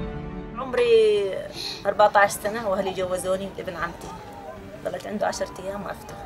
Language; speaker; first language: Arabic; native; Arabic